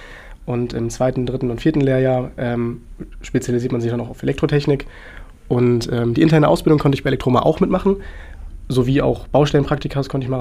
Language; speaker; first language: German; native; German